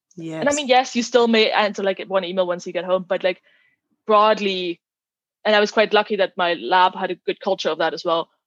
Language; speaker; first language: English; non-native, fluent; German